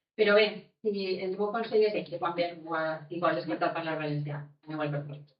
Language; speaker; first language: Catalan; native; Catalan